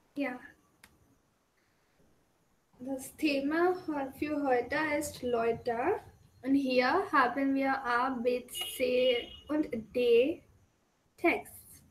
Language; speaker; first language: German; non-native, fluent; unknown